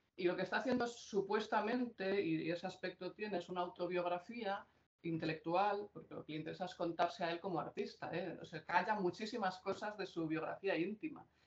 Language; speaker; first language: Spanish; native; Spanish